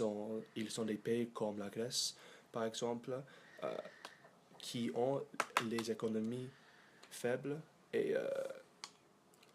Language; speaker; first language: French; non-native, learner; English